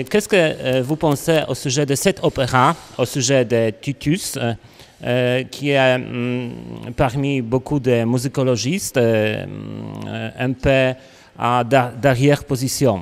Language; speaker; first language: French; non-native, learner; Polish